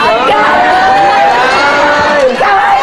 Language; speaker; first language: Japanese; native; Japanese